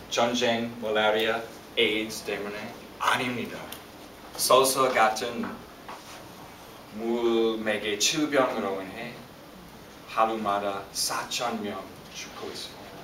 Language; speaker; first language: Korean; non-native, fluent; English